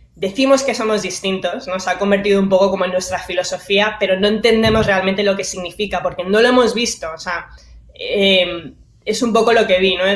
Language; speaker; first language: Spanish; early bilingual, heritage; Spanish